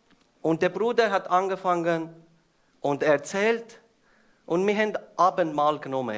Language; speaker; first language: German; non-native, fluent; Persian